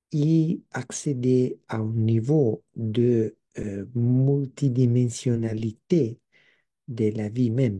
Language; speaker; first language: French; non-native, learner; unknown